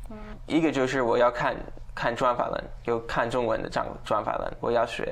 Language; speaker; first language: Chinese; non-native, fluent; English